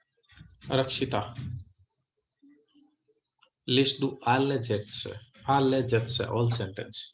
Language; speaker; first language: German; non-native, fluent; Hindi